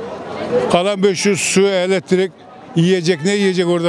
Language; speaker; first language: Turkish; native; Turkish